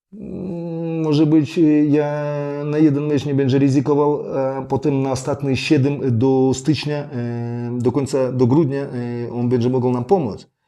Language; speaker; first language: Polish; non-native, fluent; Russian